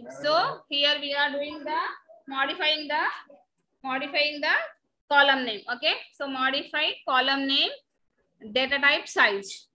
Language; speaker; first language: English; non-native, local second language; Telugu